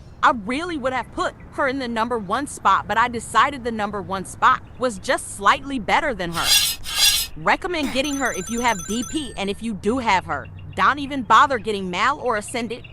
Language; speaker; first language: English; native; English